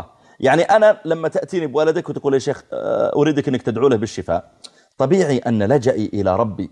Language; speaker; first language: Arabic; native; Arabic